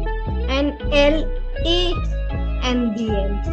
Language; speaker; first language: French; non-native, fluent; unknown